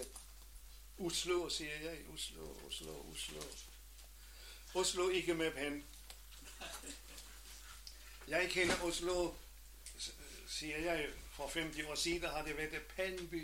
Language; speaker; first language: Danish; non-native, learner; German